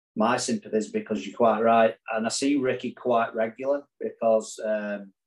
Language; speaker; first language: English; native; English